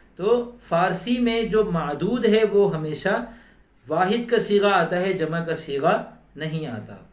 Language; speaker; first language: Urdu; native; Urdu